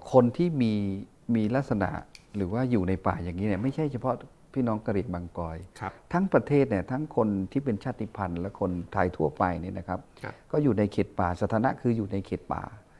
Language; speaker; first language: Thai; non-native, local second language; Karen languages